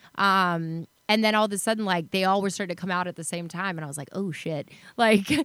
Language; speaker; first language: English; native; English